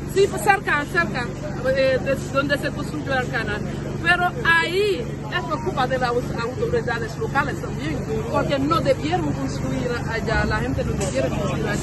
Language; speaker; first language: Spanish; non-native, fluent; Haitian Creole